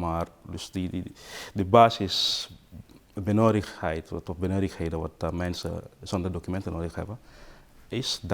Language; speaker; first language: Dutch; non-native, fluent; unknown